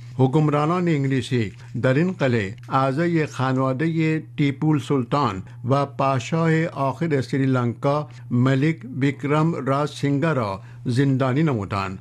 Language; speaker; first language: Persian; non-native, fluent; Urdu